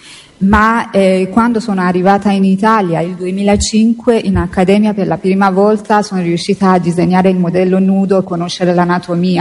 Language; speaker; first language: Italian; non-native, fluent; Persian